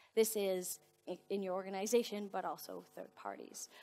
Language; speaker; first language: English; native; English